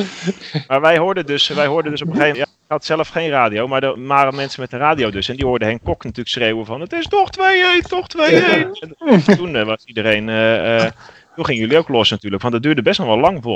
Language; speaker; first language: Dutch; native; Dutch